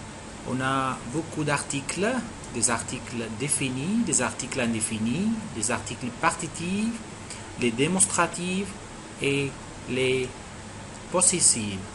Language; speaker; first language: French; non-native, fluent; Arabic